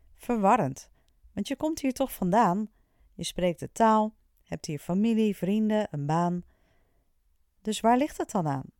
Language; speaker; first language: Dutch; native; Dutch